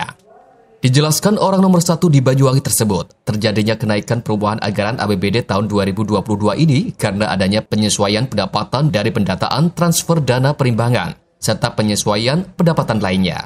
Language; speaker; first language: Indonesian; native; Indonesian